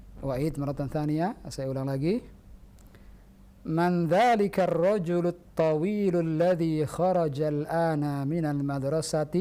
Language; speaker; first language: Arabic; non-native, fluent; Indonesian